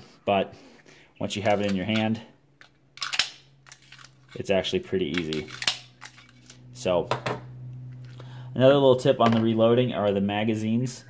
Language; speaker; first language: English; native; English